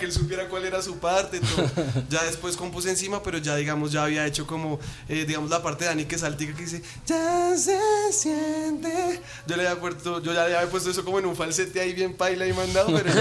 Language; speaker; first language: Spanish; native; Spanish